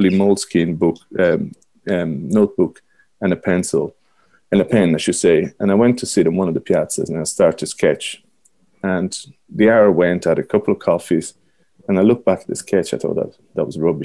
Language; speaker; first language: English; non-native, fluent; Italian